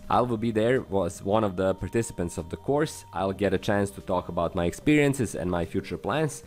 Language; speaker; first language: English; non-native, fluent; Serbian